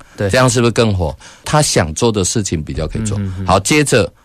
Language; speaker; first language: Chinese; native; Chinese